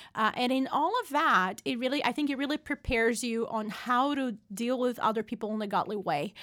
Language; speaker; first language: English; non-native, fluent; Portuguese